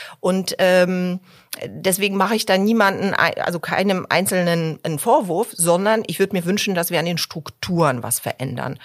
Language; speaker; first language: German; early bilingual, other home language; Polish